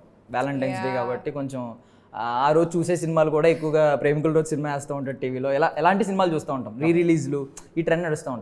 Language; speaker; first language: Telugu; native; Telugu